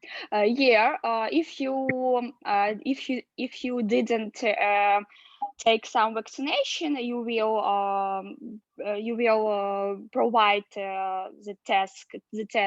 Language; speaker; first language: English; non-native, learner; Russian